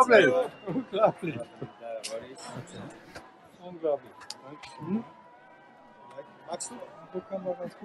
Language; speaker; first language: German; native; German